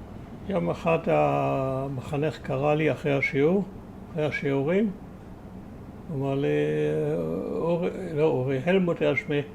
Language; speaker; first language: Hebrew; early bilingual, other home language; German